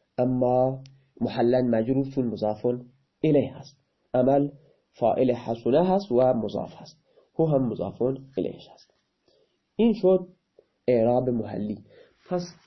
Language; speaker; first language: Persian; non-native, local second language; Baluchi